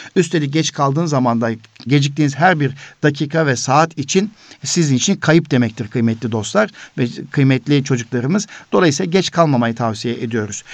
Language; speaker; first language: Turkish; native; Turkish